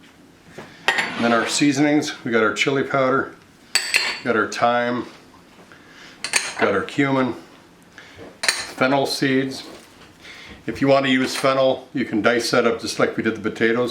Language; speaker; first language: English; native; English